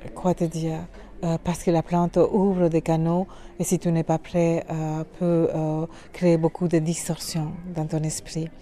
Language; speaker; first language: French; non-native, fluent; Spanish